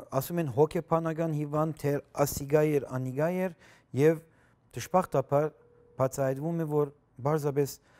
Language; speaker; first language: Armenian; native; Armenian